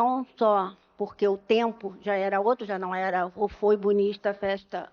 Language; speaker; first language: Portuguese; native; Portuguese